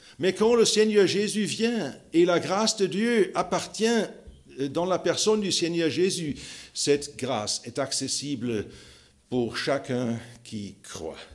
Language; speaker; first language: French; non-native, fluent; German